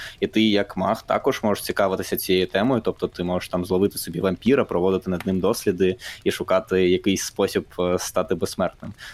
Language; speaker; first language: Ukrainian; non-native, local second language; Russian